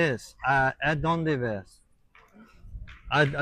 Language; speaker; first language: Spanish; non-native, learner; English